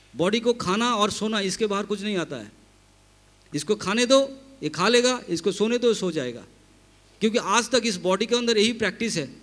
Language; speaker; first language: Hindi; non-native, local second language; Bangla